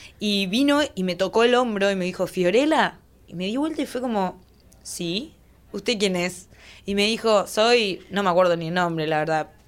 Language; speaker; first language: Spanish; native; Spanish